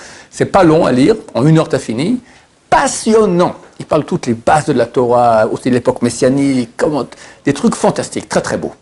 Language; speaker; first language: French; native; French